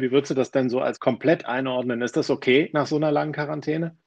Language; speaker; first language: German; native; German